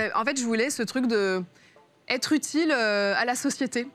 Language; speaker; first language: French; native; French